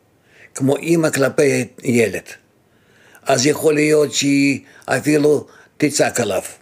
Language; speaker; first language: Hebrew; non-native, fluent; Russian